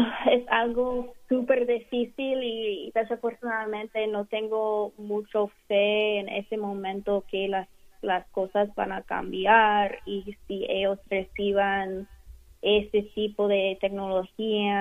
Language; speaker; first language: Spanish; non-native, fluent; English